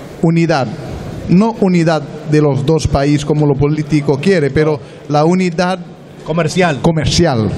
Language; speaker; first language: Spanish; non-native, learner; French